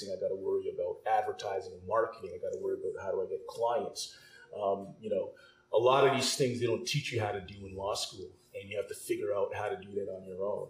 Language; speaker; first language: English; native; English